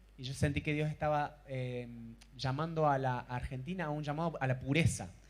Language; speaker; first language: Spanish; native; Spanish